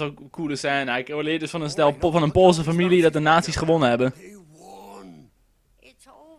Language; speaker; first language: Dutch; native; Dutch